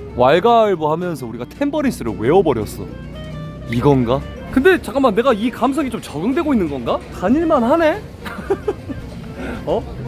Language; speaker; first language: Korean; native; Korean